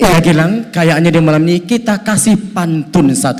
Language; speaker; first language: Indonesian; non-native, local second language; Minangkabau